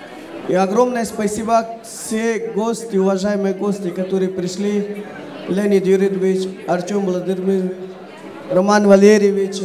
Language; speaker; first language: Russian; non-native, learner; Hindi